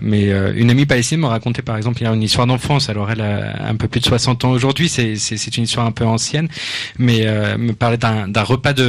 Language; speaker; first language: French; native; French